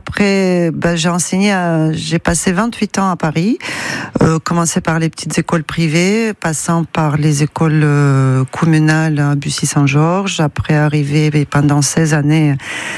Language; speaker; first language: French; non-native, fluent; Russian